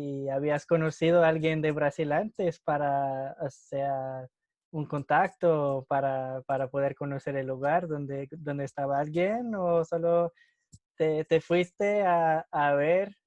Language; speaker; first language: Spanish; non-native, fluent; English